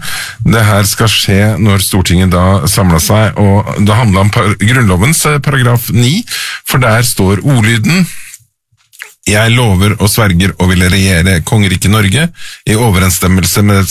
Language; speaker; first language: Norwegian; native; Norwegian